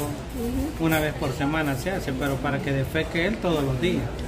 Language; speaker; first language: Spanish; native; Spanish